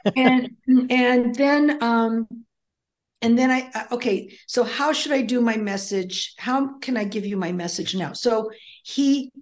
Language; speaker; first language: English; early bilingual, other home language; Greek